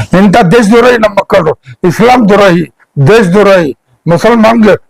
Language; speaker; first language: Kannada; non-native, local second language; Urdu